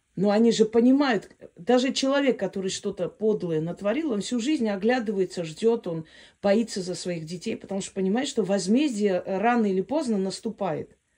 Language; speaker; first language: Russian; non-native, local second language; Armenian